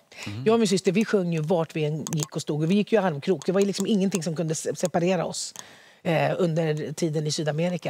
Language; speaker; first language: Swedish; early bilingual, other home language; Spanish